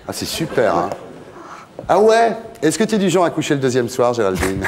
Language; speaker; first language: French; native; French